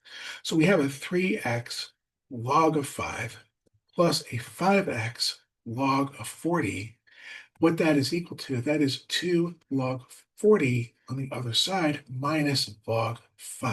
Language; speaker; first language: English; native; English